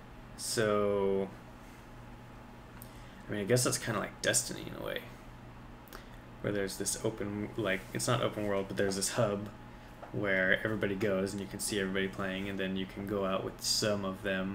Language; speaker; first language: English; native; English